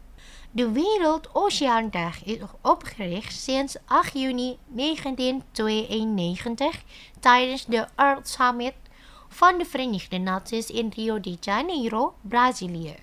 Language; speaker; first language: Dutch; non-native, fluent; Indonesian